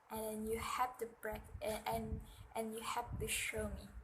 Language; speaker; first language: English; non-native, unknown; Indonesian